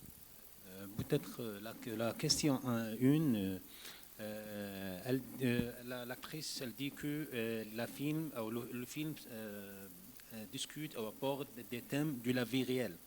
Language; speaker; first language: French; non-native, learner; Arabic